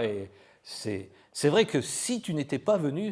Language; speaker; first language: French; native; French